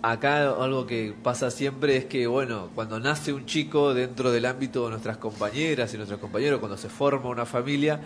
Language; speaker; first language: Spanish; native; Spanish